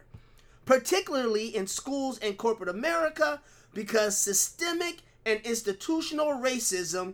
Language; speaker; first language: English; native; English